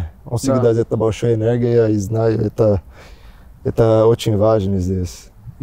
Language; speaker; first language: Russian; non-native, learner; Portuguese